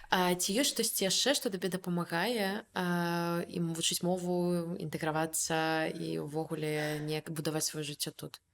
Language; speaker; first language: Belarusian; native; Belarusian